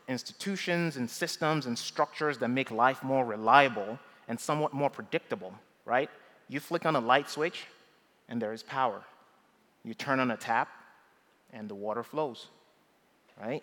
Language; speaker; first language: English; non-native, local second language; Yoruba